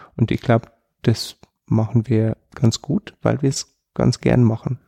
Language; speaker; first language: German; native; German